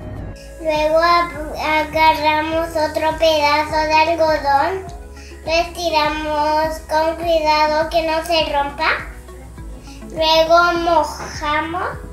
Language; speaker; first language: Spanish; native; Spanish